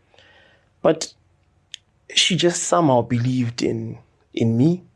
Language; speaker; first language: English; non-native, local second language; Shona